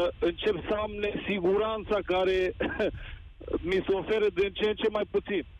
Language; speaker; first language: Romanian; native; Romanian